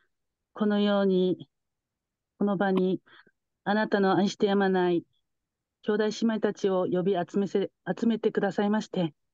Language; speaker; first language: Japanese; native; Japanese